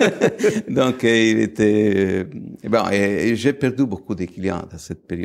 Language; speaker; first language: French; non-native, fluent; Italian